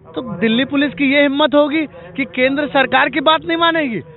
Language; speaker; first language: Hindi; native; Hindi